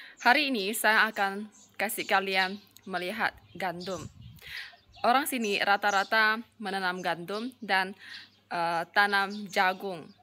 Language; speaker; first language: Indonesian; native; Indonesian